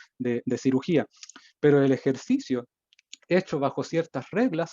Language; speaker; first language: Spanish; native; Spanish